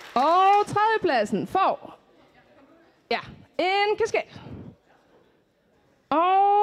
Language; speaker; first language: Danish; native; Danish